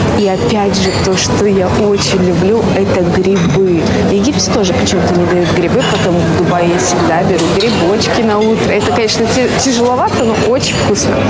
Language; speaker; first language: Russian; native; Russian